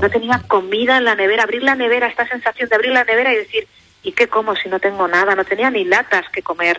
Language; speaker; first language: Spanish; native; Spanish